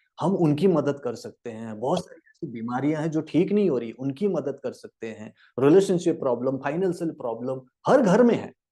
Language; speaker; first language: Hindi; native; Hindi